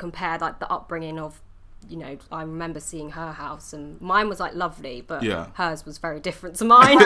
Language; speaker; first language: English; native; English